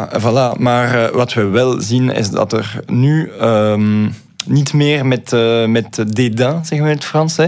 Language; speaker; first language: Dutch; non-native, local second language; French